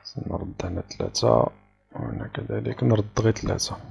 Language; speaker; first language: Arabic; native; Arabic